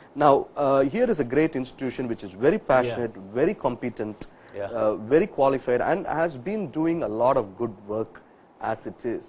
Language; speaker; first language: English; non-native, local second language; Tamil